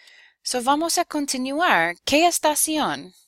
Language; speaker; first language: Spanish; non-native, fluent; English